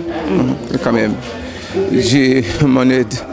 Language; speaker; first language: French; non-native, learner; Haitian Creole